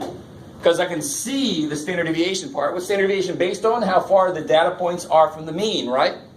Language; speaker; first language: English; native; English